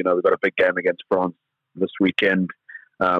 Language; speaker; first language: English; native; English